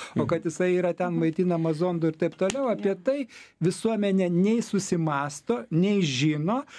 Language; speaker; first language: Lithuanian; native; Lithuanian